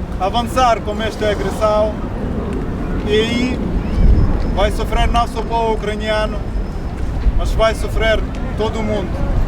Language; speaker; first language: Portuguese; non-native, fluent; Ukrainian